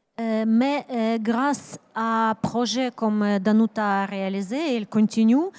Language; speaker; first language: French; non-native, learner; Ukrainian